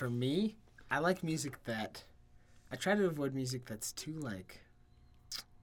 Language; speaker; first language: English; native; English